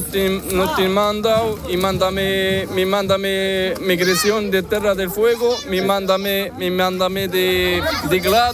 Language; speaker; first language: Spanish; non-native, learner; Arabic